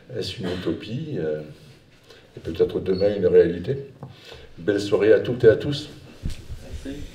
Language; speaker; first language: French; native; French